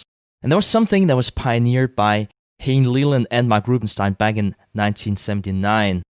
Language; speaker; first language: English; non-native, fluent; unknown